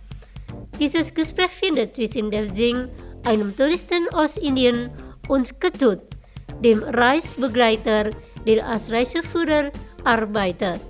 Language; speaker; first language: German; non-native, fluent; Indonesian